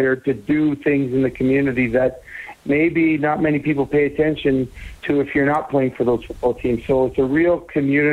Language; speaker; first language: English; native; English